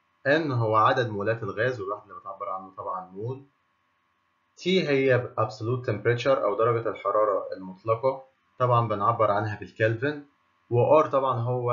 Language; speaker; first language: Arabic; native; Arabic